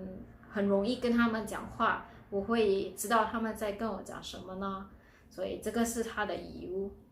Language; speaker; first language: Chinese; non-native, local second language; Filipino